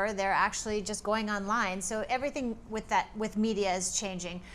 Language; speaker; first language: English; native; English